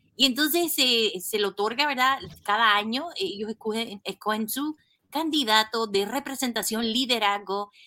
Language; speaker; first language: Spanish; native; Spanish